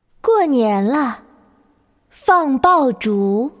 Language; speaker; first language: Chinese; native; Chinese